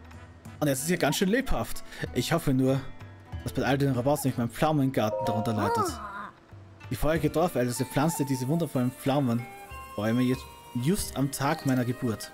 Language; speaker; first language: German; native; German